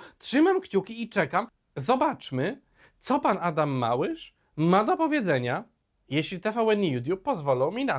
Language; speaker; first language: Polish; native; Polish